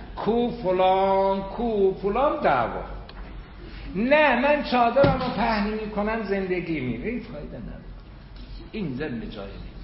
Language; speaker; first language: Persian; non-native, local second language; Azerbaijani